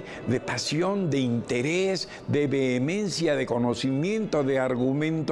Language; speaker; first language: Spanish; native; Spanish